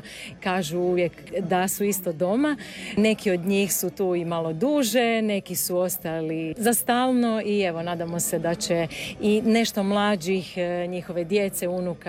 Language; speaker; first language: Serbian; native; Serbian